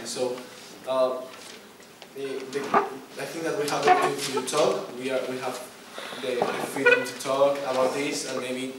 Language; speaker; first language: English; non-native, learner; Spanish